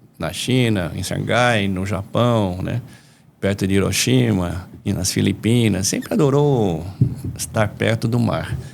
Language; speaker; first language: Portuguese; early bilingual, other home language; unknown